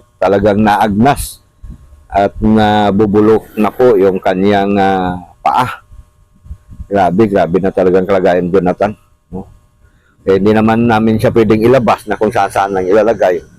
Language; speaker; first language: Filipino; native; Filipino